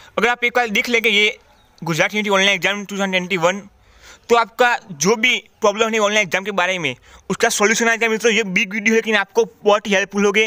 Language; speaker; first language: Hindi; non-native, local second language; Gujarati